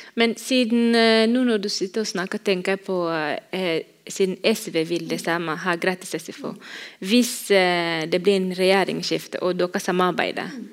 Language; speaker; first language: Norwegian; non-native, fluent; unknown